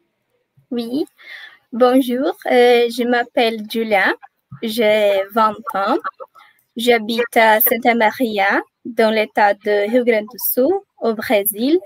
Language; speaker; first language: French; non-native, learner; Portuguese